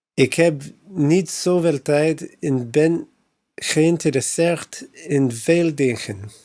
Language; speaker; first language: Dutch; non-native, learner; English